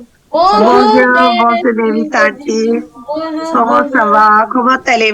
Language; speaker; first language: French; non-native, fluent; Tamil